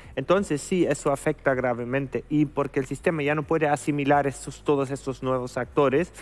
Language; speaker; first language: Spanish; non-native, fluent; German